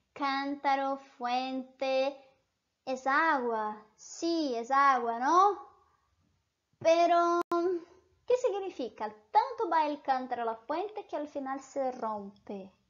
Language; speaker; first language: Spanish; non-native, fluent; Portuguese